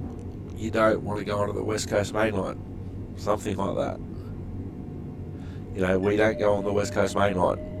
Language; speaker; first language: English; native; English